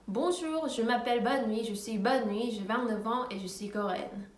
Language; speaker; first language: French; non-native, fluent; Korean